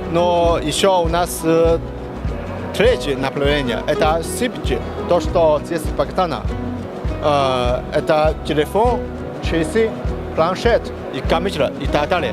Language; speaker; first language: Russian; non-native, learner; Chinese